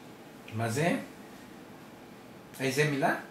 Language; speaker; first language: Hebrew; non-native, learner; English